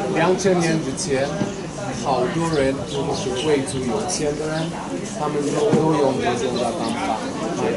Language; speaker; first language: Chinese; non-native, fluent; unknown